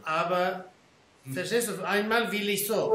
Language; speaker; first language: German; non-native, fluent; Armenian